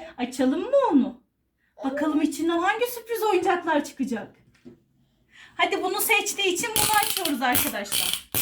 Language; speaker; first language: Turkish; native; Turkish